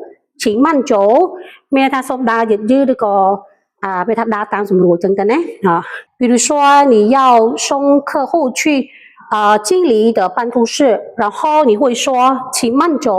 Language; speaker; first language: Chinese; non-native, fluent; Khmer